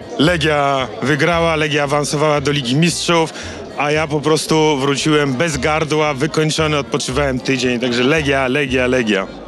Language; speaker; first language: Polish; native; Polish